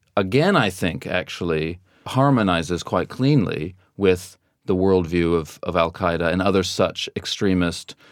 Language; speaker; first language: English; native; English